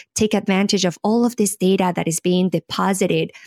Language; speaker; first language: English; non-native, fluent; Spanish